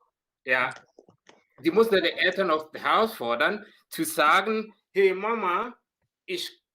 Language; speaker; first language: German; non-native, learner; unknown